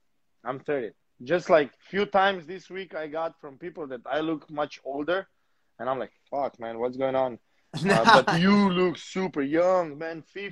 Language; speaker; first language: English; non-native, fluent; Slovenian